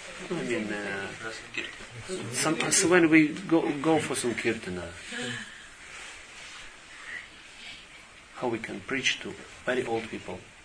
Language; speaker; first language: English; non-native, fluent; Russian